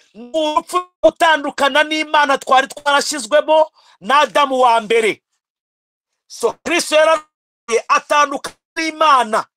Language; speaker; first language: Kinyarwanda; native; Kinyarwanda